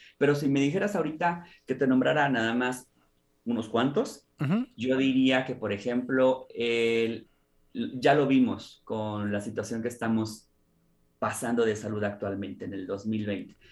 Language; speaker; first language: Spanish; native; Spanish